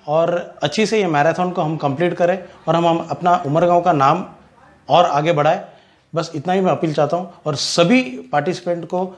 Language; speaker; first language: Hindi; non-native, local second language; Gujarati